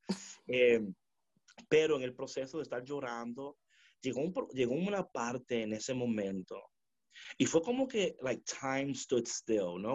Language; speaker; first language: Spanish; early bilingual, heritage; Spanish